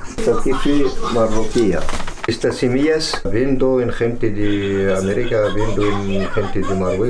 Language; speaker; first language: Spanish; non-native, learner; Arabic